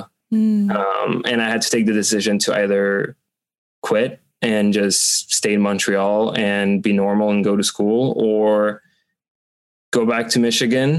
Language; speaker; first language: English; non-native, fluent; French